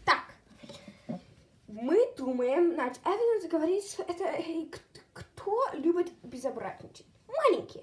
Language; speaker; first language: Russian; early bilingual, heritage; Russian